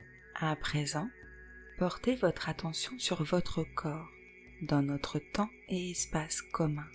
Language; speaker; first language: French; native; French